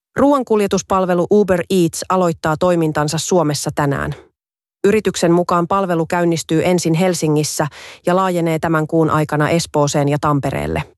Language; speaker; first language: Finnish; native; Finnish